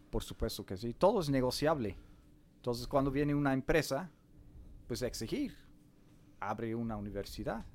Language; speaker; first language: Spanish; non-native, fluent; English